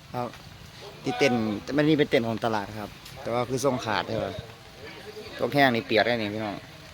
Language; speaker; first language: Thai; native; Thai